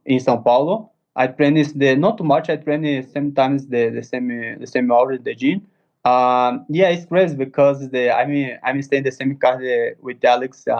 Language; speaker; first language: English; non-native, learner; Portuguese